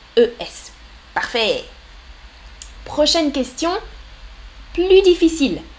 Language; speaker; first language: French; native; French